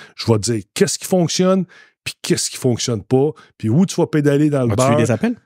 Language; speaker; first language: French; native; French